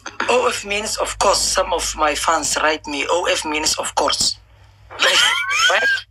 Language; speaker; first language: English; non-native, learner; Somali